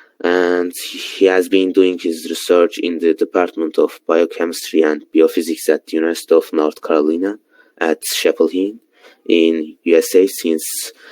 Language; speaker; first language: English; non-native, learner; Turkish